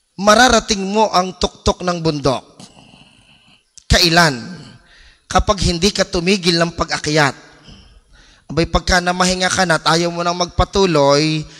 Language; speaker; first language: Filipino; native; Filipino